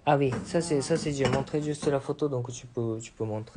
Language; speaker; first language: French; non-native, fluent; Japanese